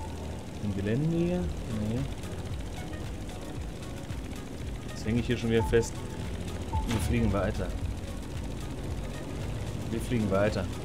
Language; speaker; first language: German; native; German